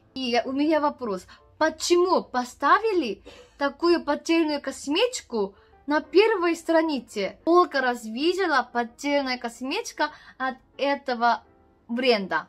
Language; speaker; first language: Russian; non-native, learner; Korean